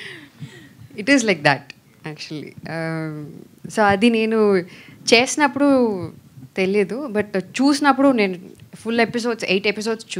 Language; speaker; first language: Telugu; non-native, fluent; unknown